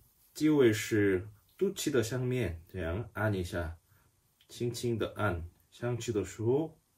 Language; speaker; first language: Chinese; non-native, fluent; Korean